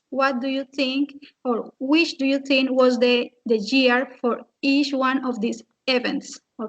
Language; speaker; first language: English; non-native, fluent; Spanish